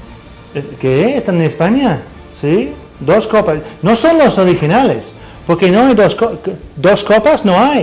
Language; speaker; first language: Spanish; non-native, fluent; English